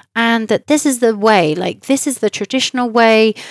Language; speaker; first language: English; native; English